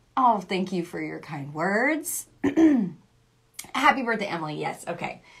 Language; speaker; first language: English; native; English